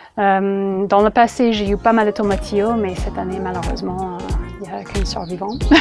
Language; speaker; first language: French; non-native, fluent; English